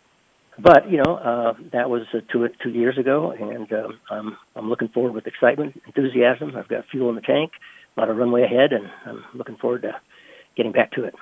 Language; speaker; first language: English; native; English